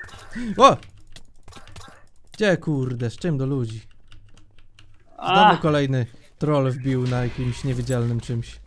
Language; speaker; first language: Polish; native; Polish